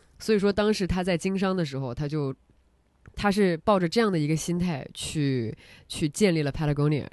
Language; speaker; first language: Chinese; native; Chinese